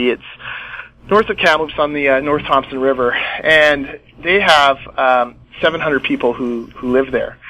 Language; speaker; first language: English; native; English